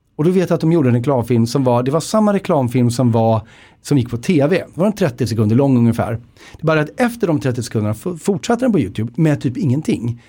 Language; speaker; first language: Swedish; native; Swedish